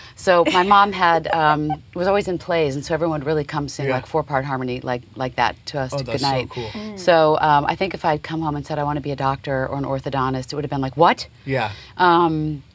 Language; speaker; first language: English; native; English